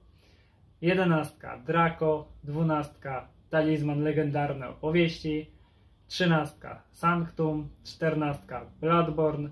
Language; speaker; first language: Polish; native; Polish